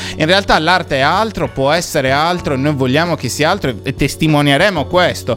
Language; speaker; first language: Italian; native; Italian